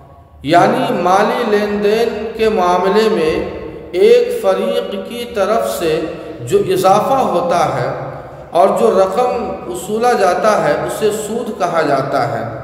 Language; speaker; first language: Urdu; native; Urdu